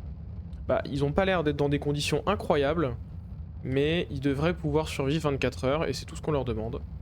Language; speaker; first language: French; native; French